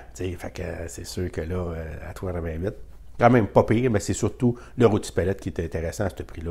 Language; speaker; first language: French; native; French